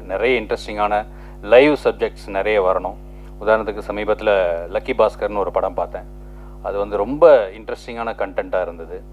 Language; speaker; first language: Tamil; native; Tamil